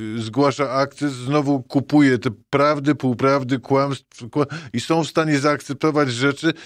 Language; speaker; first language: Polish; native; Polish